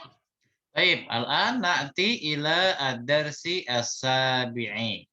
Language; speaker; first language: Arabic; non-native, fluent; Indonesian